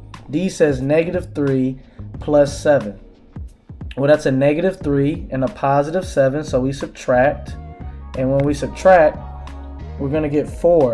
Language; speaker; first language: English; native; English